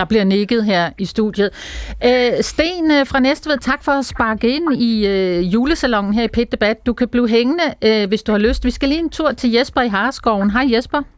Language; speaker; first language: Danish; native; Danish